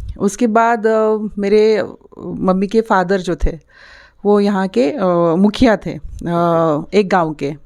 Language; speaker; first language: Hindi; non-native, local second language; Marathi